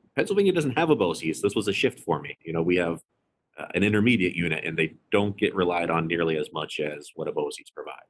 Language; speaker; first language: English; native; English